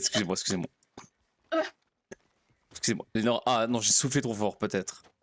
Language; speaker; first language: French; native; French